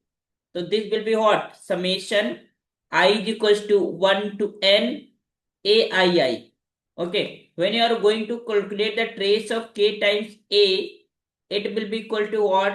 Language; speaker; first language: English; non-native, local second language; Hindi